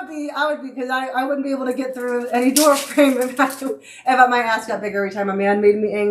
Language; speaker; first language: English; native; English